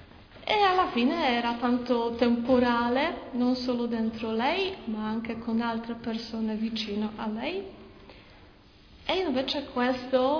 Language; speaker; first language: Italian; non-native, learner; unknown